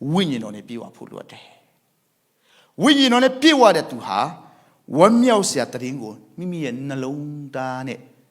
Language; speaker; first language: Burmese; non-native, local second language; Thado Chin